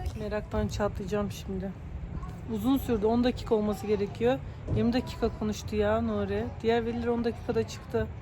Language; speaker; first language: Turkish; native; Turkish